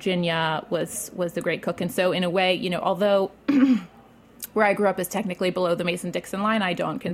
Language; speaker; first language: English; native; English